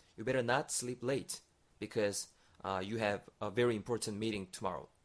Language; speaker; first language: English; non-native, fluent; Korean